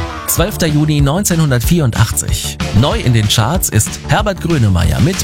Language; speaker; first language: German; native; German